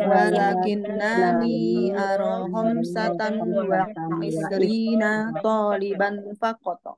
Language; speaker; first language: Arabic; non-native, learner; Indonesian